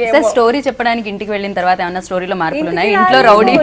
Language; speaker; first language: Telugu; native; Telugu